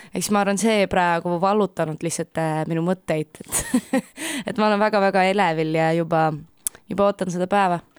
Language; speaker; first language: Estonian; native; Estonian